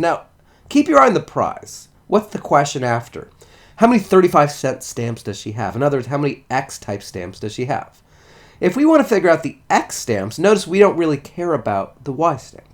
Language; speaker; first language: English; native; English